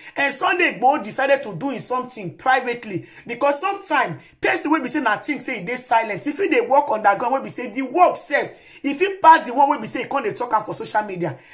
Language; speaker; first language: Nigerian Pidgin; non-native, local second language; Yoruba